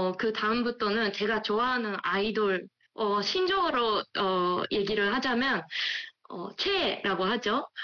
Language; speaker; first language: Korean; non-native, fluent; Japanese